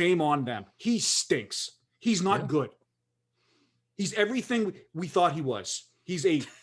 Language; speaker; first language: English; native; English